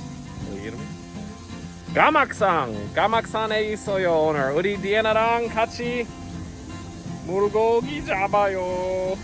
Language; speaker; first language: Korean; non-native, learner; English